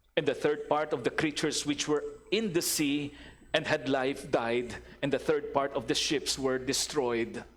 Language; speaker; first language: English; non-native, local second language; Filipino